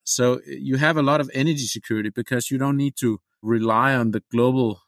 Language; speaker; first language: English; non-native, fluent; Danish